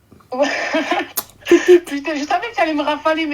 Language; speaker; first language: French; native; French